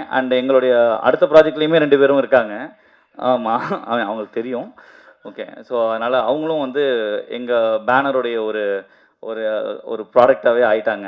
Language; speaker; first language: Tamil; native; Tamil